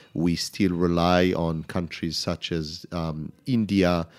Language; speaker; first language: English; non-native, fluent; Hebrew